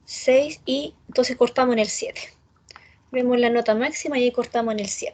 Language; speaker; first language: Spanish; native; Spanish